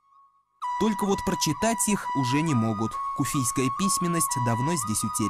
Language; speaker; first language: Russian; native; Russian